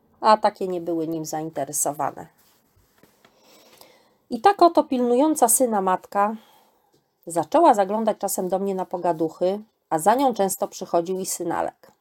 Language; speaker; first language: Polish; native; Polish